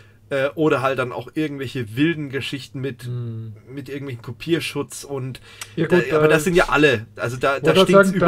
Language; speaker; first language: German; native; German